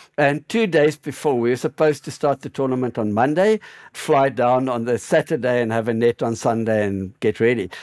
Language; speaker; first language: English; native; English